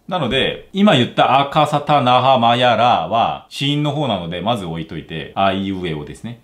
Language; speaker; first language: Japanese; non-native, fluent; Korean